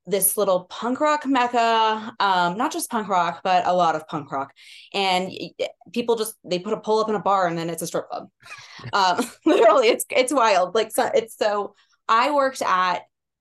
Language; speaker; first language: English; native; English